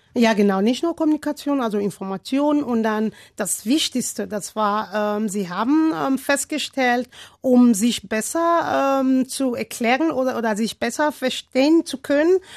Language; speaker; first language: German; non-native, learner; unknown